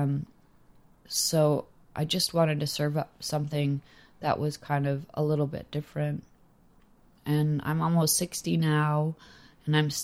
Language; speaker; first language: English; native; English